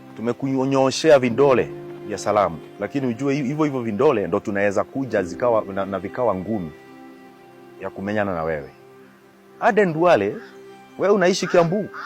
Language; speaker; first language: Swahili; non-native, local second language; Kikuyu